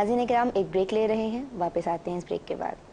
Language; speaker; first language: Urdu; native; Urdu